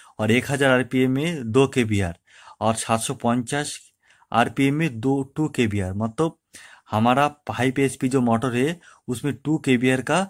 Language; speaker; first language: Hindi; non-native, local second language; Bangla